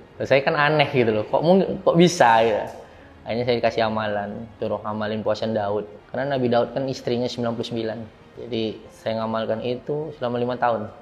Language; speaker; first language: Indonesian; early bilingual, heritage; Indonesian